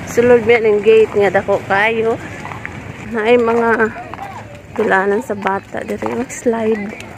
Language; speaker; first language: Cebuano; native; Cebuano